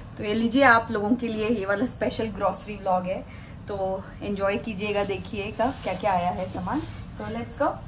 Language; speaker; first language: Hindi; non-native, local second language; Marathi